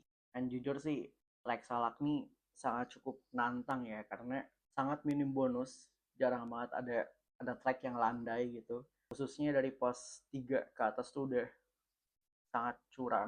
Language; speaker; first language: Indonesian; native; Indonesian